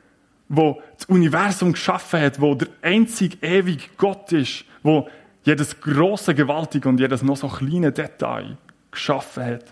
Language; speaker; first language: German; native; German